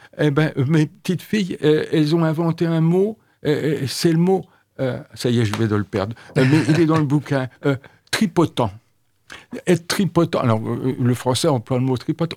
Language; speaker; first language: French; native; French